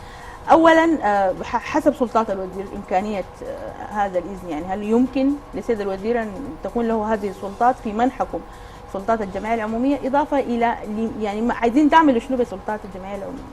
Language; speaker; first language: Arabic; native; Arabic